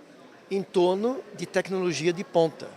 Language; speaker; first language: Portuguese; non-native, fluent; German